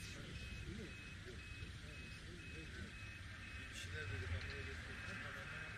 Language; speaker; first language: Turkish; native; Turkish